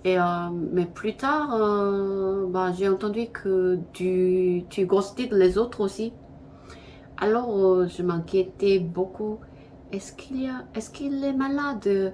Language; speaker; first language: French; non-native, learner; Korean